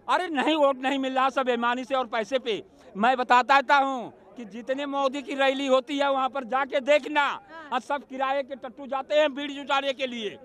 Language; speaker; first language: Hindi; native; Hindi